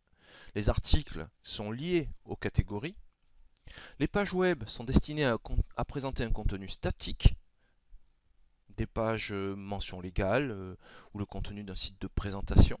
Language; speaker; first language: French; native; French